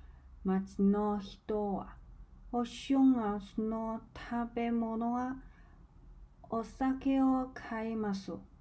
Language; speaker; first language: Japanese; non-native, learner; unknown